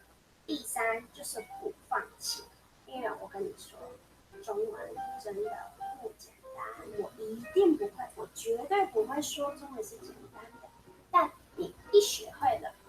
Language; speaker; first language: Chinese; non-native, fluent; Mongolian